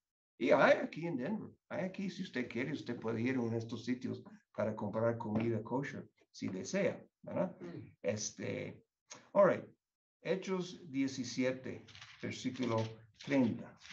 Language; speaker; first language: Spanish; non-native, fluent; English